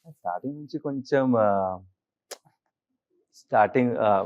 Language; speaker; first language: Telugu; non-native, learner; Hindi